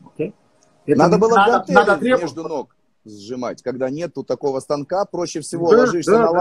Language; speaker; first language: Russian; native; Russian